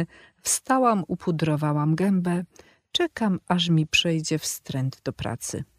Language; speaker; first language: Polish; native; Polish